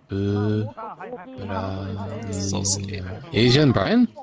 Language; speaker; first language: Japanese; non-native, learner; Spanish